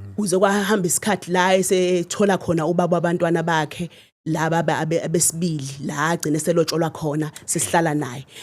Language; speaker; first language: Zulu; native; Zulu